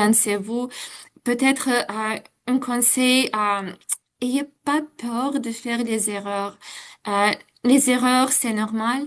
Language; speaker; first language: French; non-native, fluent; Ukrainian